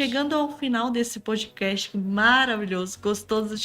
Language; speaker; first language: Portuguese; native; Portuguese